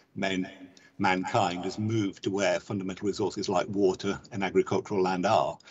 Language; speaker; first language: English; native; English